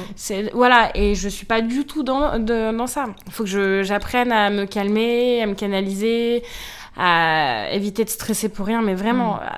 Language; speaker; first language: French; native; French